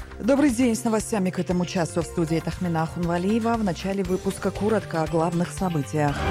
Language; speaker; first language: Russian; non-native, local second language; Tajik